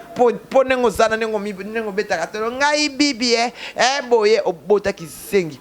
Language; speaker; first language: Lingala; native; Lingala